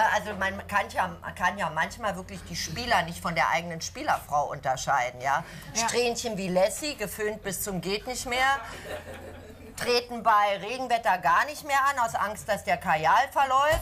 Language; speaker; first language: German; native; German